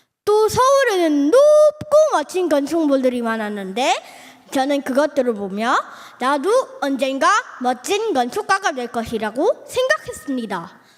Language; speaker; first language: Korean; early bilingual, other home language; Filipino